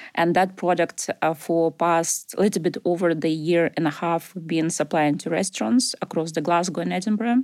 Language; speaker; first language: English; non-native, fluent; Ukrainian